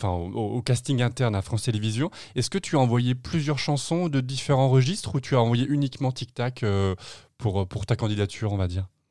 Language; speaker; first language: French; native; French